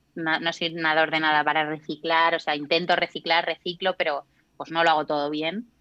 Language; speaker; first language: Spanish; native; Spanish